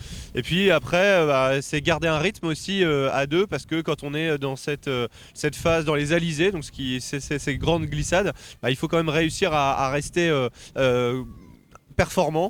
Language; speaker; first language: French; native; French